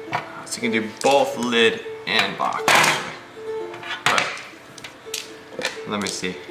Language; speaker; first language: English; native; English